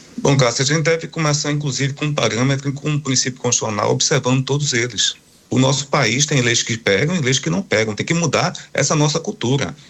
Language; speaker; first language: Portuguese; native; Portuguese